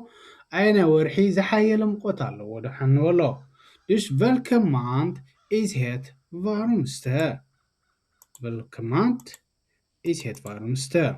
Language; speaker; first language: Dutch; non-native, fluent; Tigrinya